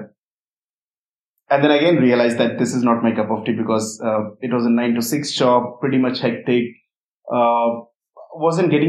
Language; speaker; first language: English; non-native, local second language; Hindi